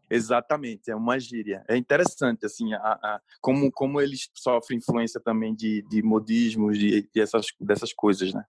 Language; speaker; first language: Portuguese; native; Portuguese